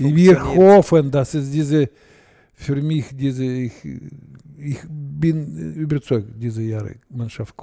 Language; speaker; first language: German; non-native, learner; Russian